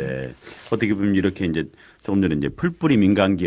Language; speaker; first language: Korean; native; Korean